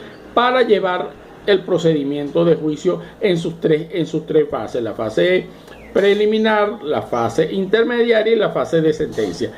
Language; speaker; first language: Spanish; native; Spanish